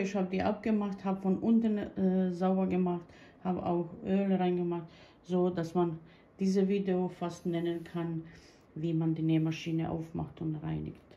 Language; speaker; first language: German; non-native, learner; Bosnian